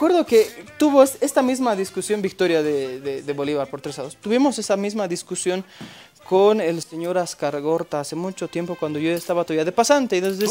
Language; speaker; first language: Spanish; native; Spanish